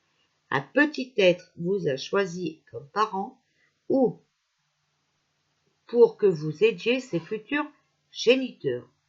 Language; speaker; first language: French; native; French